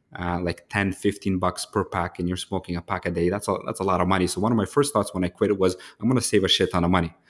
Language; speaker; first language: English; early bilingual, other home language; Ukrainian